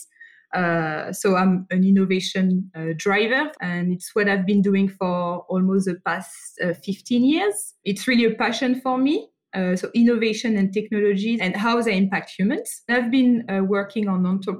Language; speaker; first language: English; non-native, fluent; French